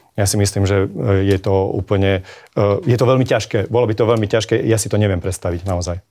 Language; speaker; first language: Slovak; non-native, local second language; Hungarian